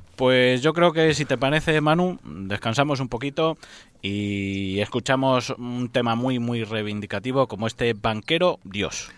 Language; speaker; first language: Spanish; native; Spanish